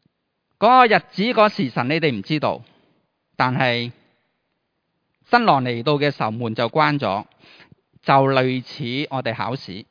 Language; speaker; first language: Chinese; native; Chinese